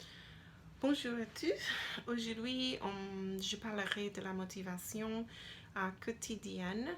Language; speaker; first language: French; non-native, learner; English